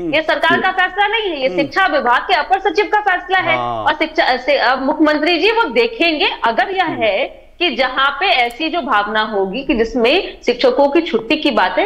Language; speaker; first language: Hindi; native; Hindi